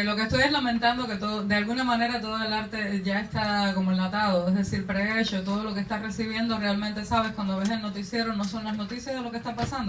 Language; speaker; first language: Spanish; native; Spanish